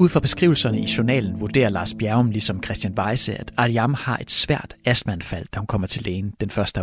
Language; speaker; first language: Danish; native; Danish